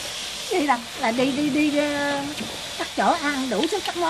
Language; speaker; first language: Vietnamese; native; Vietnamese